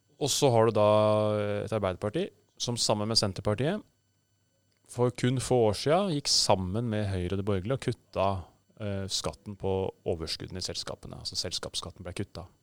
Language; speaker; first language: Norwegian; native; Norwegian